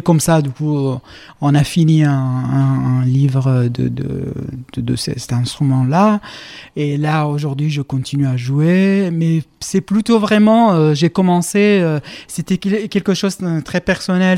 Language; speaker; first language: French; non-native, fluent; Kurdish